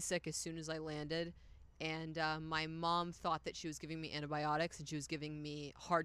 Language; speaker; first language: English; native; English